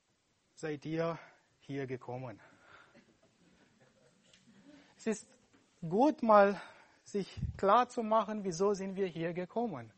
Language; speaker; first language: German; non-native, fluent; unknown